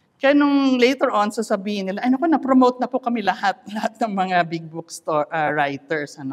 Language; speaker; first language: Filipino; non-native, local second language; Iloko